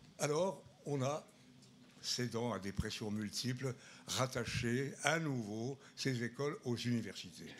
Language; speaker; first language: French; native; French